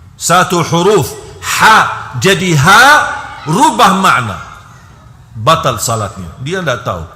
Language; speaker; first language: Indonesian; non-native, fluent; Arabic